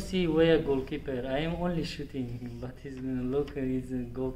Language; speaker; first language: English; non-native, learner; Tajik